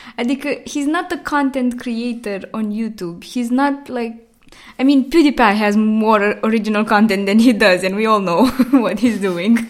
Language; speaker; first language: English; non-native, fluent; Romanian